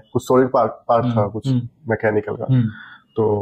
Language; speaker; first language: Hindi; native; Hindi